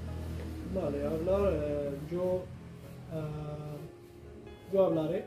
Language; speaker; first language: Spanish; non-native, learner; Arabic